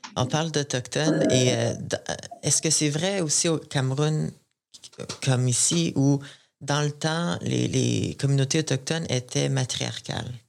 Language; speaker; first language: French; native; French